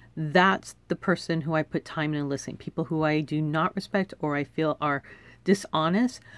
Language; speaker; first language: English; native; English